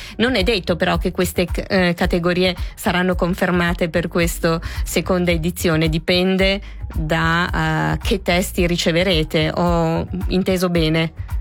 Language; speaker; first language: Italian; native; Italian